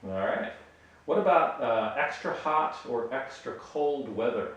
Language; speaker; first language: English; native; English